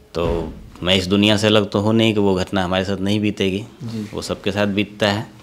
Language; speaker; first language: Hindi; native; Hindi